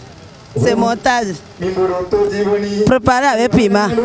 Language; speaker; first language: French; non-native, learner; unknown